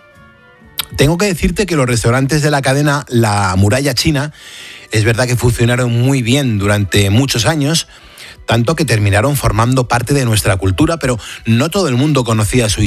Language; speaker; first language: Spanish; native; Spanish